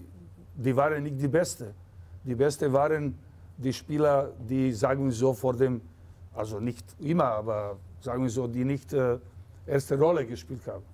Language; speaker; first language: German; non-native, fluent; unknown